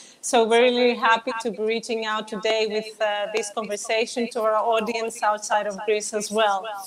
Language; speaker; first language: English; non-native, fluent; Greek